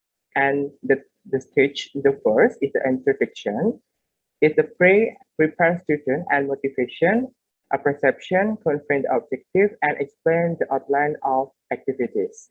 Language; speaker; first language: English; non-native, learner; Indonesian